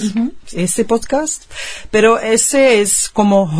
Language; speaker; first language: Spanish; non-native, fluent; Dutch